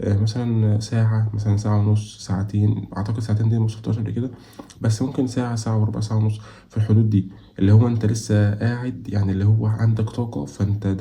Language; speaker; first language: Arabic; native; Arabic